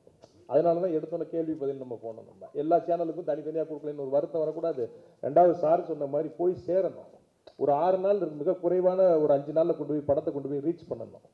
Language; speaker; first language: Tamil; native; Tamil